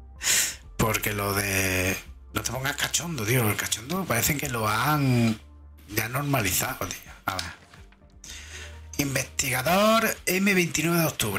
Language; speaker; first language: Spanish; native; Spanish